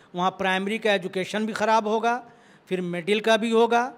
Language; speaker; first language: Hindi; native; Hindi